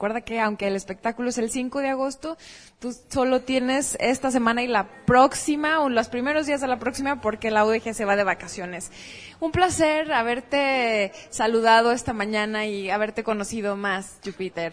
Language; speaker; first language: Spanish; native; Spanish